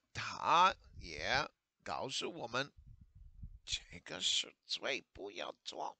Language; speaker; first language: Chinese; non-native, fluent; English